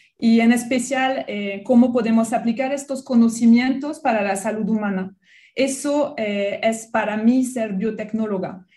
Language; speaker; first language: Spanish; non-native, fluent; French